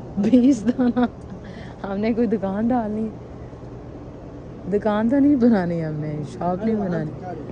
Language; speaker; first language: Hindi; non-native, local second language; Punjabi